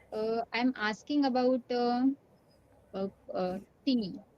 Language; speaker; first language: English; non-native, learner; Marathi